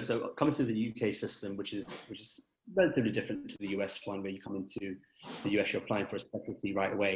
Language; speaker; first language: English; native; English